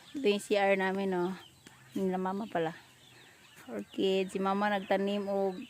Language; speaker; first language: Filipino; non-native, local second language; Cebuano